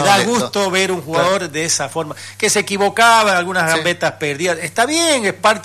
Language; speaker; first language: Spanish; native; Spanish